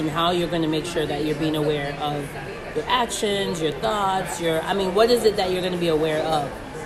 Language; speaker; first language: English; native; English